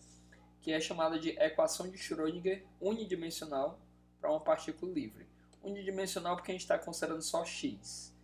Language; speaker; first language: Portuguese; native; Portuguese